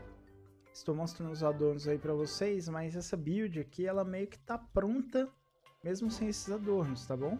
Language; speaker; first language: Portuguese; native; Portuguese